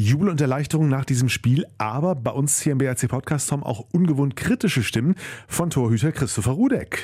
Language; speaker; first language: German; native; German